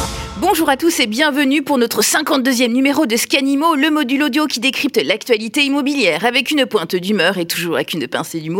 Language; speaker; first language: French; native; French